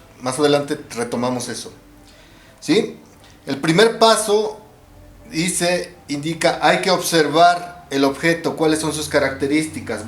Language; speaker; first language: Spanish; native; Spanish